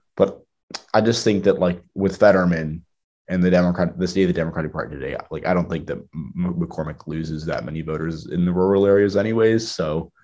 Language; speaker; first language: English; native; English